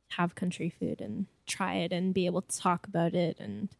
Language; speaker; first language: English; non-native, fluent; French